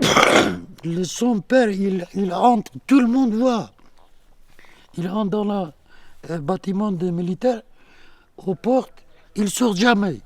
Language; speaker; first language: French; non-native, learner; Kurdish